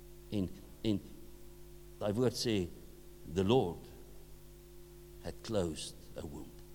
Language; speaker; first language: English; non-native, local second language; Afrikaans